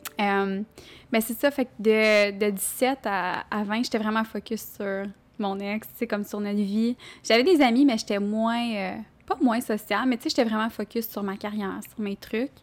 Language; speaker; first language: French; native; French